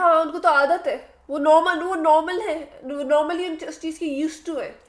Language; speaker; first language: Urdu; native; Urdu